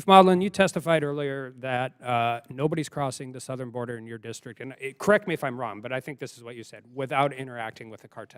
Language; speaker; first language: English; native; English